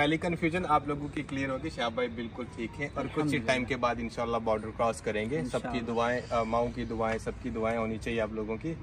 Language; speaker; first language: Hindi; native; Hindi